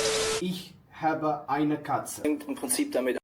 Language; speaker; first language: German; non-native, learner; English